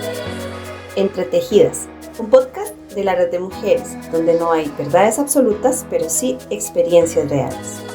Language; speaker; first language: Spanish; native; Spanish